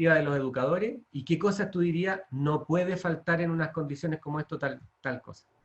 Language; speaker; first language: Spanish; native; Spanish